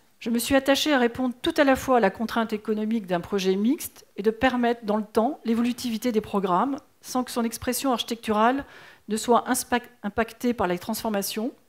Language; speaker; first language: French; native; French